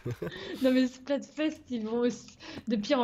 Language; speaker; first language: French; native; French